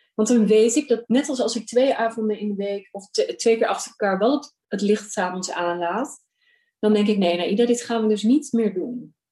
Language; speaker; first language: Dutch; early bilingual, other home language; Urdu